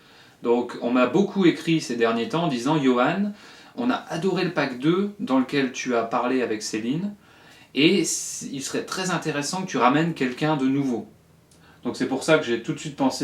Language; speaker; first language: French; native; French